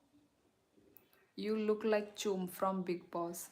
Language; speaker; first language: Hindi; non-native, local second language; Kok Borok